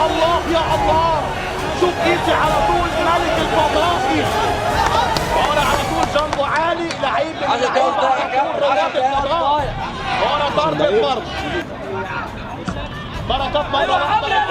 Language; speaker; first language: Arabic; native; Arabic